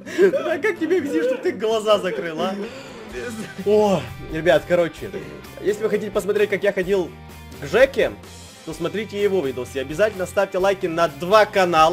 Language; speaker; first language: Russian; native; Russian